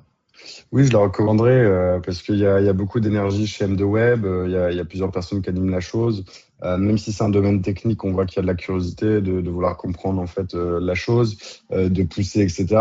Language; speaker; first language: French; native; French